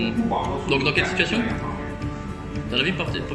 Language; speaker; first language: French; native; French